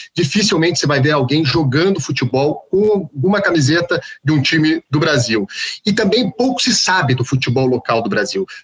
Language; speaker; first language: Portuguese; native; Portuguese